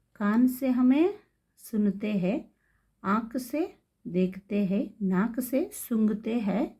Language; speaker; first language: Hindi; non-native, local second language; Kannada